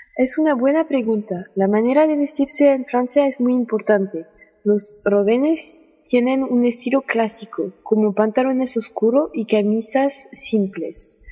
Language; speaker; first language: Spanish; non-native, learner; French